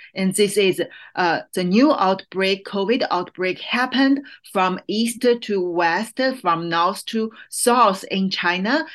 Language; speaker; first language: English; non-native, fluent; Chinese